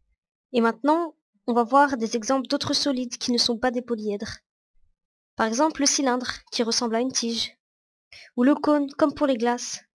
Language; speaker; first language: French; native; French